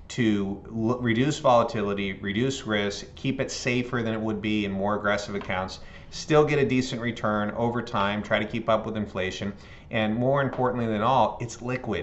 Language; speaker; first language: English; native; English